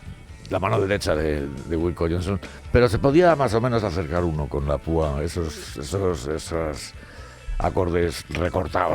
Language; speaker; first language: Spanish; native; Spanish